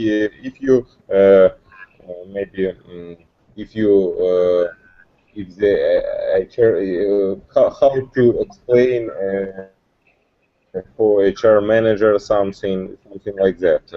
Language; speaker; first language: English; non-native, learner; Russian